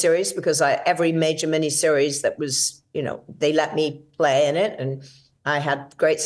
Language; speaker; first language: English; native; English